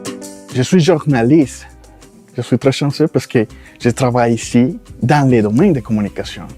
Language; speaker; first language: French; non-native, fluent; Spanish